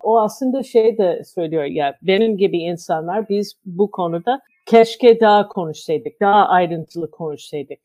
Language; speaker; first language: Turkish; non-native, fluent; English